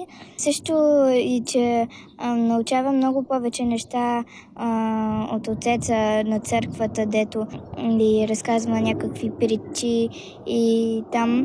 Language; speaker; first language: Bulgarian; early bilingual, heritage; Bulgarian